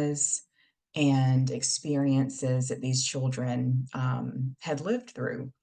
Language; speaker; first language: English; native; English